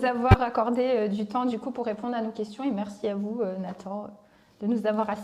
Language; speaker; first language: French; native; French